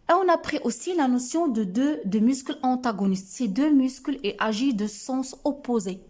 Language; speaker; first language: French; non-native, local second language; Arabic